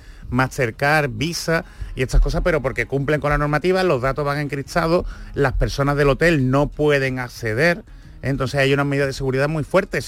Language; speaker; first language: Spanish; native; Spanish